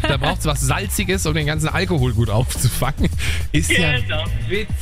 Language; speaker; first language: German; native; German